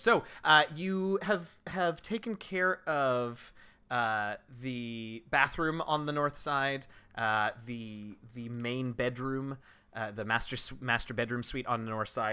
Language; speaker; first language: English; native; English